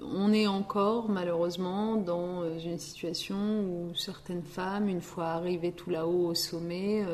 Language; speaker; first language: French; early bilingual, other home language; Riffian